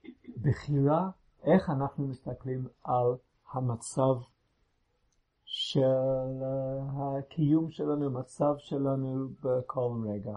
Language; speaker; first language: Hebrew; non-native, fluent; English